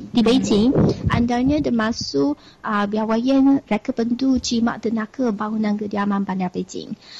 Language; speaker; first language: Malay; non-native, fluent; Chinese